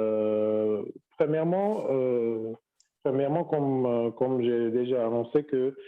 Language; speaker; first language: French; non-native, fluent; Arabic